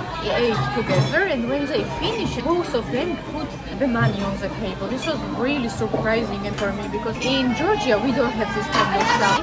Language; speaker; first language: English; non-native, fluent; Georgian